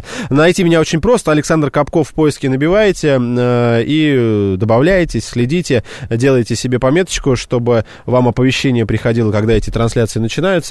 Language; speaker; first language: Russian; native; Russian